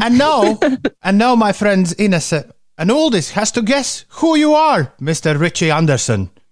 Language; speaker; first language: English; non-native, fluent; Latvian